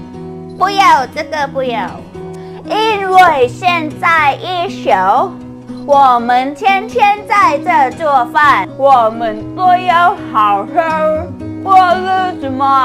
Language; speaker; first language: Chinese; non-native, learner; Thai